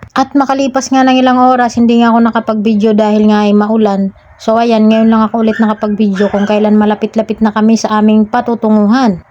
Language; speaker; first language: Filipino; non-native, local second language; Cebuano